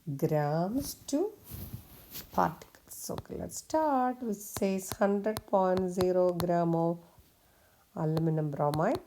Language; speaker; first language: English; non-native, local second language; Malayalam